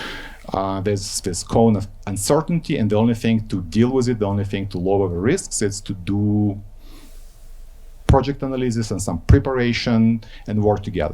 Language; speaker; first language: English; non-native, fluent; Ukrainian